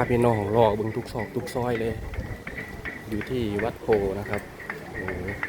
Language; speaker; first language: Thai; native; Thai